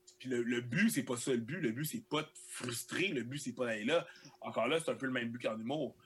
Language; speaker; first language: French; early bilingual, other home language; Haitian Creole